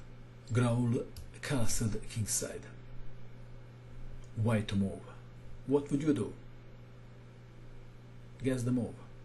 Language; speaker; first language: English; non-native, fluent; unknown